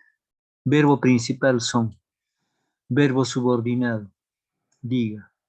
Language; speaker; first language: Spanish; native; Spanish